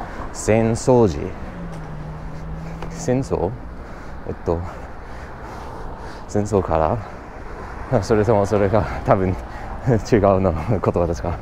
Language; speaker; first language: Japanese; non-native, learner; English